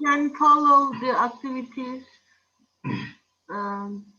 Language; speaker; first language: English; non-native, learner; Turkish